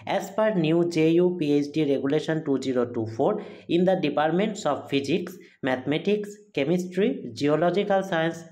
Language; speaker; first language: English; non-native, local second language; Bangla